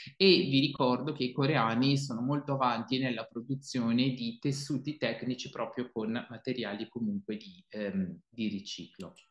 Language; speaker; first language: Italian; native; Italian